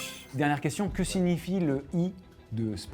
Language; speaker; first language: French; native; French